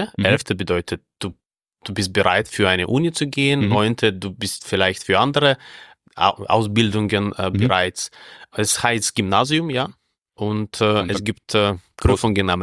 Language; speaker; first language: German; non-native, fluent; Russian